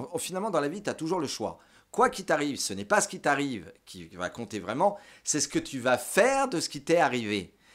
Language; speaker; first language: French; native; French